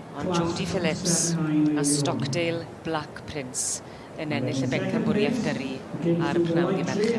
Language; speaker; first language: Welsh; native; Welsh